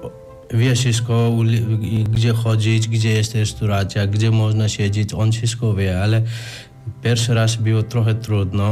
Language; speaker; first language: Polish; non-native, learner; Nepali